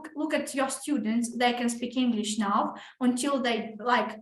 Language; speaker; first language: English; non-native, fluent; Ukrainian